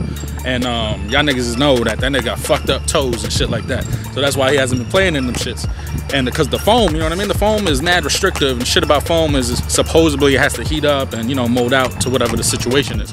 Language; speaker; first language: English; native; English